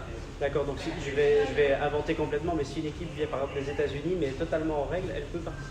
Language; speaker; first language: French; native; French